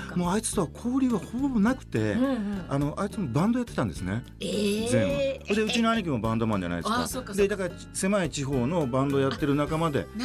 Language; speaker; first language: Japanese; native; Japanese